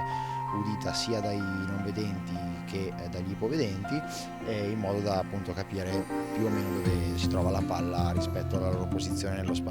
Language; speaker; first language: Italian; native; Italian